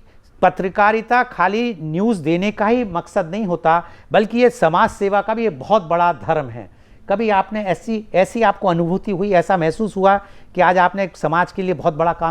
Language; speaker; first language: Hindi; native; Hindi